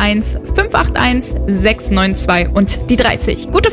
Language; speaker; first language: German; native; German